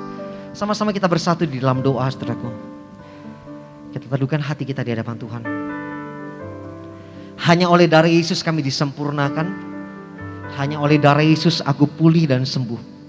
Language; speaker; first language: Indonesian; native; Indonesian